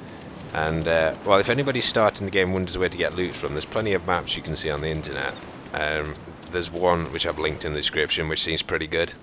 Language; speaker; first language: English; native; English